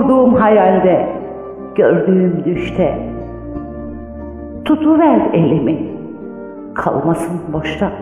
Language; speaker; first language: Turkish; native; Turkish